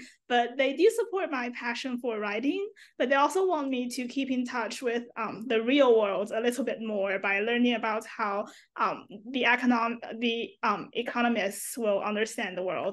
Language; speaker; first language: English; non-native, fluent; Chinese